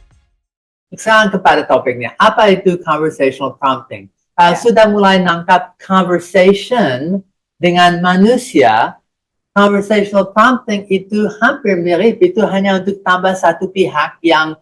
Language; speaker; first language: Indonesian; non-native, fluent; English